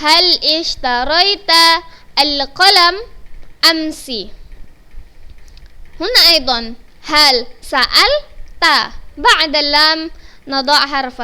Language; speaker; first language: Arabic; non-native, fluent; Indonesian